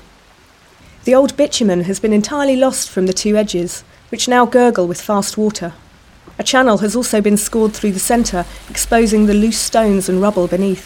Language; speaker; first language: English; native; English